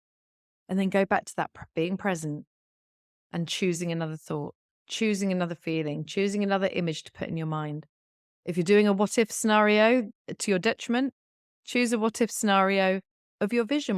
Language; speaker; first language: English; native; English